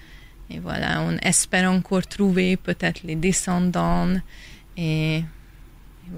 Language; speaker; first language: French; non-native, fluent; Hungarian